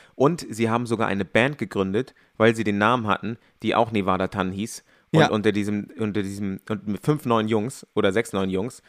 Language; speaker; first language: German; native; German